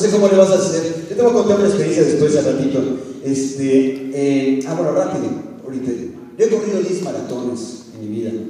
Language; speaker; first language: Spanish; native; Spanish